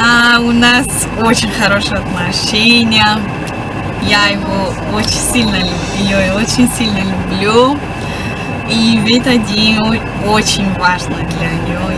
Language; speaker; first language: Russian; non-native, fluent; French